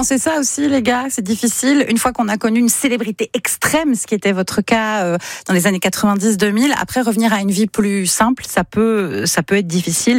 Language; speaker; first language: French; native; French